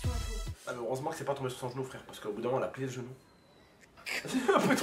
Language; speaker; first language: French; native; French